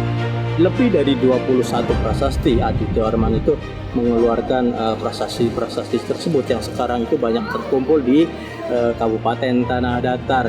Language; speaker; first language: Malay; native; Malay